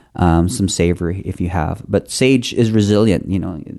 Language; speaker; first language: English; non-native, local second language; Filipino